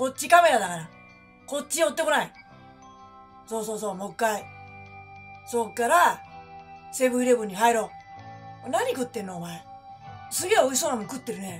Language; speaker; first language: Japanese; native; Japanese